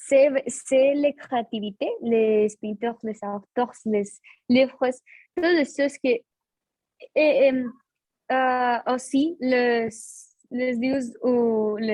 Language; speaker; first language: French; non-native, learner; Spanish